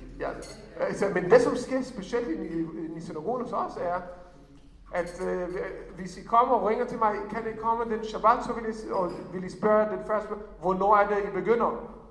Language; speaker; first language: Danish; non-native, fluent; Hebrew